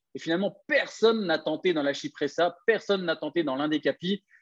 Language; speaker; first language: French; native; French